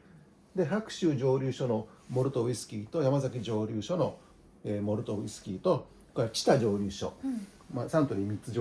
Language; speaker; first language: Japanese; native; Japanese